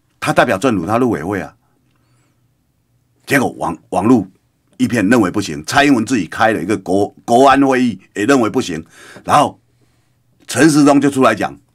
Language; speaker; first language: Chinese; native; Chinese